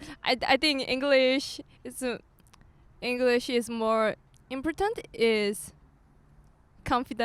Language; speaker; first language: English; non-native, learner; Korean